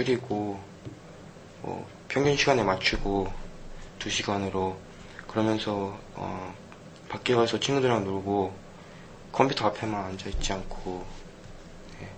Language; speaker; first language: Korean; early bilingual, heritage; Korean